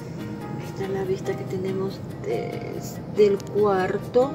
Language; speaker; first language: Spanish; native; Spanish